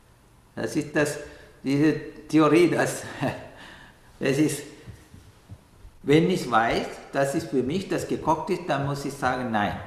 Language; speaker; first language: German; non-native, fluent; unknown